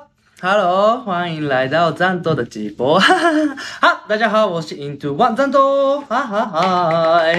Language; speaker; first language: Chinese; non-native, learner; Japanese